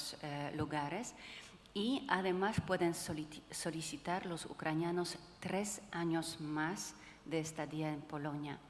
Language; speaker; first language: Spanish; non-native, fluent; Polish